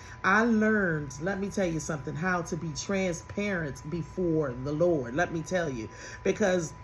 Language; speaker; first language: English; native; English